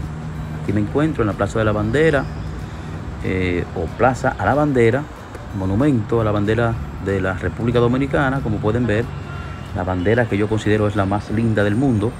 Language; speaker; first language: Spanish; native; Spanish